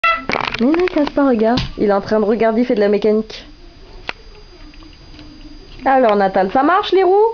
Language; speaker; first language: French; native; French